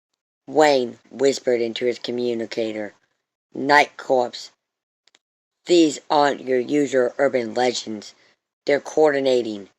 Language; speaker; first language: English; native; English